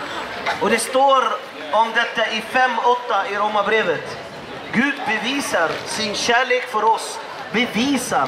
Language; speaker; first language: Swedish; non-native, fluent; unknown